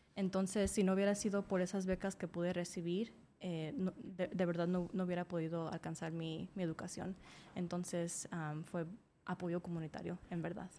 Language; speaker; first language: Spanish; early bilingual, other home language; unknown